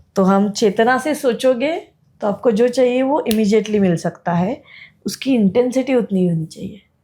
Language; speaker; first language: Hindi; non-native, local second language; Marathi